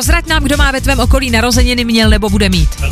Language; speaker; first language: Czech; native; Czech